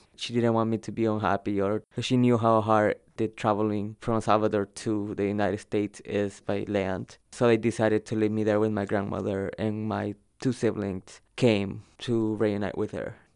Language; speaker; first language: English; early bilingual, other home language; Spanish